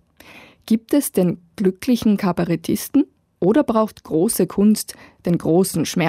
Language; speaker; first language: German; native; German